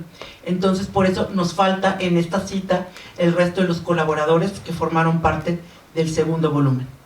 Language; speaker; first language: Spanish; native; Spanish